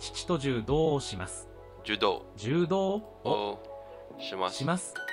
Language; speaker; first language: Japanese; non-native, learner; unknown